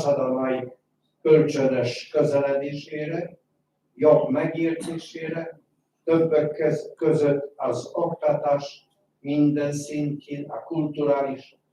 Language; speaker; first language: Hungarian; non-native, fluent; Polish